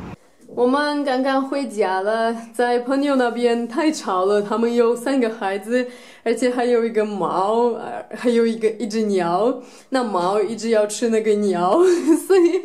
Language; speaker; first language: Chinese; non-native, fluent; Russian